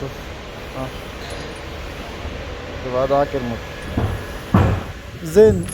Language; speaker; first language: Arabic; non-native, learner; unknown